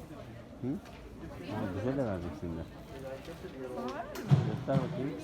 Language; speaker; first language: Turkish; native; Turkish